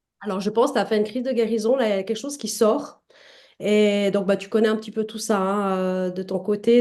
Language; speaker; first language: French; native; French